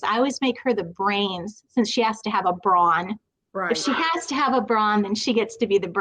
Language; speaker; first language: English; native; English